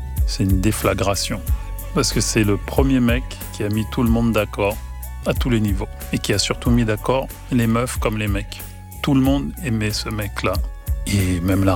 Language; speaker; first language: French; native; French